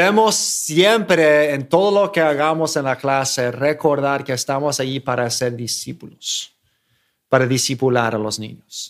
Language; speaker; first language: Spanish; non-native, fluent; English